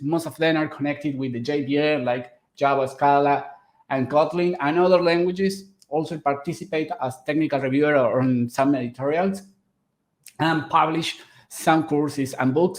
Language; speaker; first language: English; non-native, fluent; Spanish